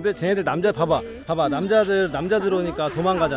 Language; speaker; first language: Korean; native; Korean